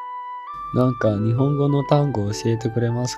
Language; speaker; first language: Japanese; non-native, learner; English